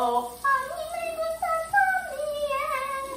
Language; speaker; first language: Spanish; non-native, fluent; English